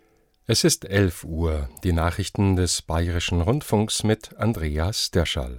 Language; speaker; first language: German; native; German